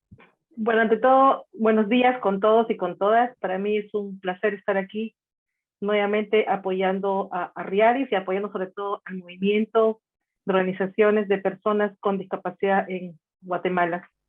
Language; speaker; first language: Spanish; native; Spanish